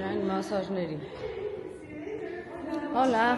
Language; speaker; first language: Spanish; non-native, learner; Armenian